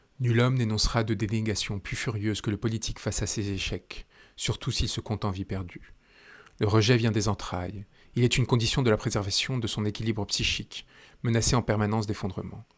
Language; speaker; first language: French; native; French